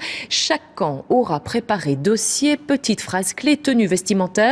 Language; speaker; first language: French; native; French